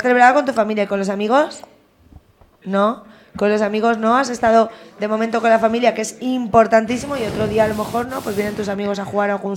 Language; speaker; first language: Spanish; native; Spanish